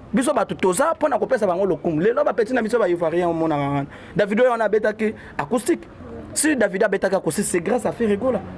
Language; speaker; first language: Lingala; native; Lingala